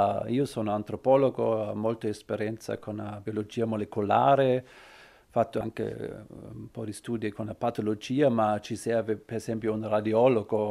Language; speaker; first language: Italian; non-native, learner; German